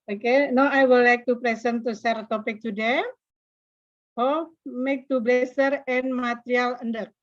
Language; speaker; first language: English; non-native, learner; Indonesian